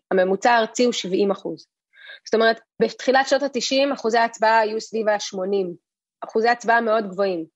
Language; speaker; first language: Hebrew; early bilingual, other home language; Russian